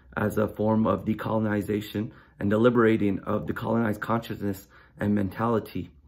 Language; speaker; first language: English; native; English